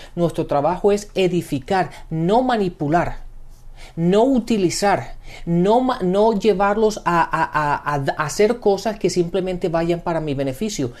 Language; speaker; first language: Spanish; early bilingual, heritage; Spanish